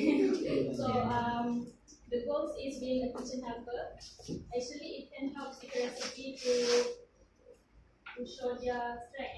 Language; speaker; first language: English; non-native, local second language; Malay